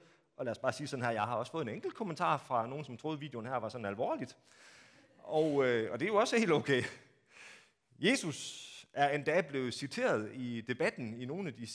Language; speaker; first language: Danish; native; Danish